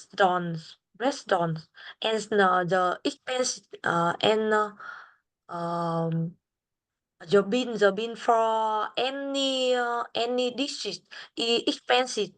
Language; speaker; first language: English; non-native, learner; Vietnamese